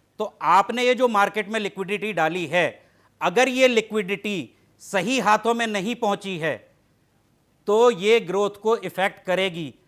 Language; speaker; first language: Hindi; native; Hindi